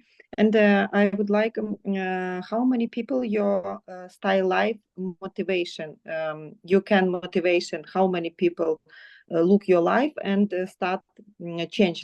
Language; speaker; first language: English; non-native, learner; Ukrainian